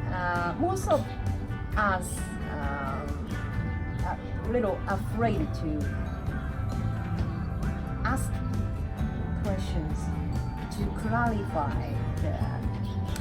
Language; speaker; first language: English; non-native, learner; Japanese